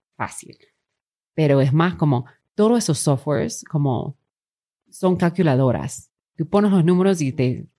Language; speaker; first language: Spanish; non-native, fluent; English